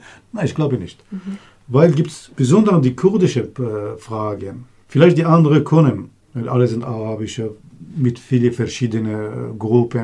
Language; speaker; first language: German; non-native, learner; Kurdish